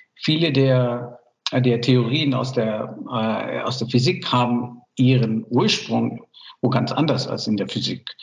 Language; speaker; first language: German; early bilingual, other home language; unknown